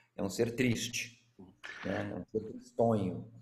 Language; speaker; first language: Portuguese; native; Portuguese